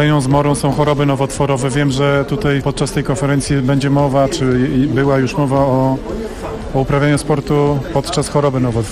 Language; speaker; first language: Polish; native; Polish